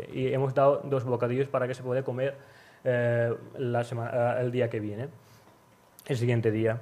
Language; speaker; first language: Spanish; non-native, learner; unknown